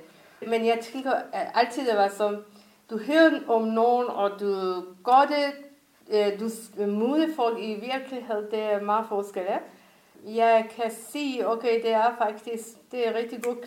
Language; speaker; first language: Danish; non-native, fluent; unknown